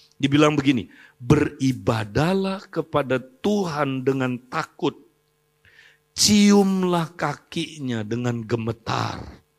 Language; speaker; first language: Indonesian; native; Indonesian